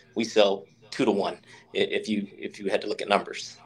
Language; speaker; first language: English; native; English